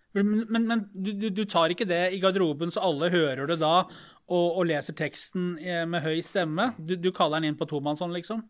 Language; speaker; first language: Norwegian; native; Norwegian